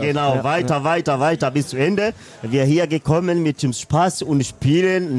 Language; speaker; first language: German; non-native, learner; Swahili